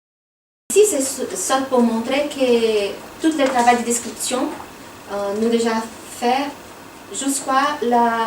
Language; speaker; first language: French; non-native, fluent; Portuguese